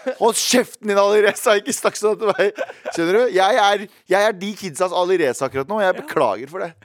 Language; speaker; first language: Norwegian; early bilingual, other home language; Kurdish